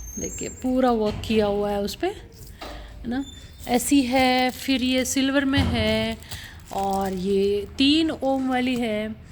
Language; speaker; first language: Hindi; non-native, local second language; Marathi